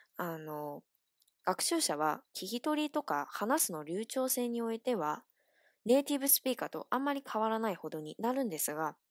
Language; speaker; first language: Japanese; non-native, fluent; Chinese